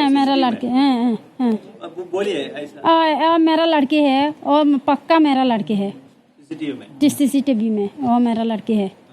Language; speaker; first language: Hindi; non-native, local second language; Bangla